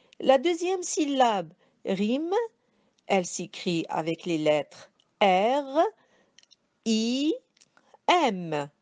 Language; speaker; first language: French; non-native, local second language; Arabic